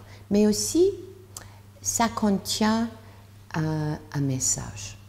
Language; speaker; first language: French; non-native, learner; English